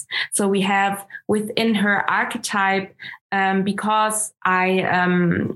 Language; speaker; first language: English; non-native, fluent; German